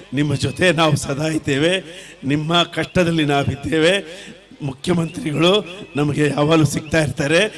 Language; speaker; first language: Kannada; non-native, local second language; Telugu